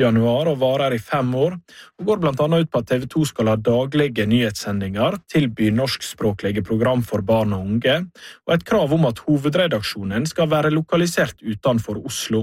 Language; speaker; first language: Norwegian; native; Norwegian